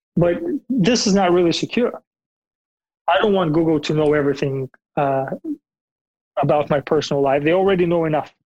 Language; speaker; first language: English; non-native, fluent; Bulgarian